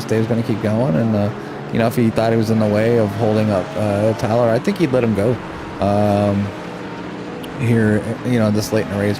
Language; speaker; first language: English; native; English